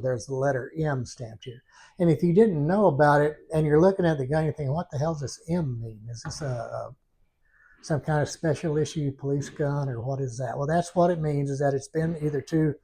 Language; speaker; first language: English; native; English